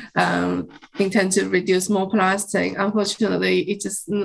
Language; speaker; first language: English; non-native, fluent; Chinese